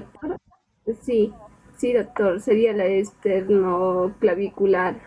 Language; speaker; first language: Spanish; native; Spanish